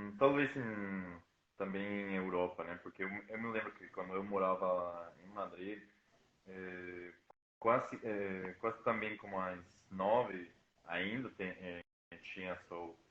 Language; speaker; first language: Portuguese; non-native, fluent; Spanish